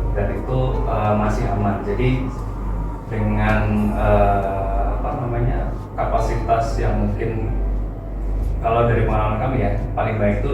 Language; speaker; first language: Indonesian; native; Indonesian